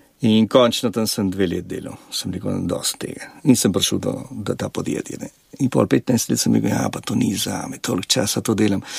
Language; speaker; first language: Slovenian; early bilingual, heritage; Slovenian